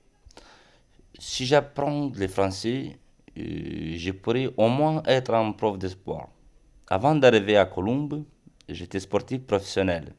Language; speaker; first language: French; non-native, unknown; Romanian